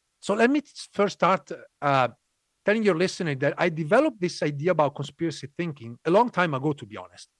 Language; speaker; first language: English; non-native, fluent; Italian